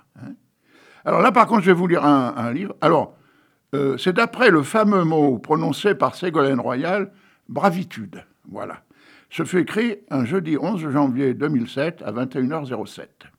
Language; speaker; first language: French; native; French